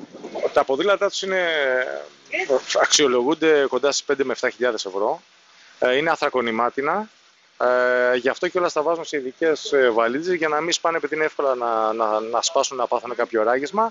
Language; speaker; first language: Greek; native; Greek